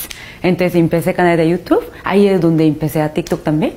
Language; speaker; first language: Spanish; non-native, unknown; Korean